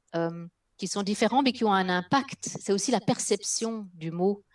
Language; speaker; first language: French; early bilingual, other home language; Dutch